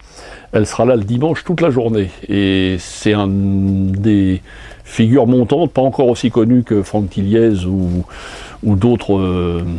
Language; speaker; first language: French; native; French